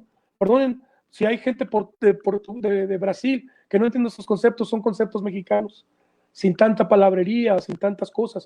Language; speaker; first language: Spanish; native; Spanish